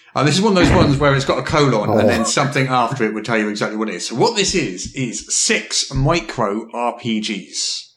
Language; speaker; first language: English; native; English